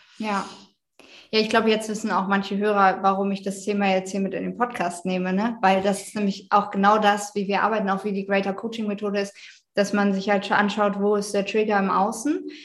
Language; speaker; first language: German; native; German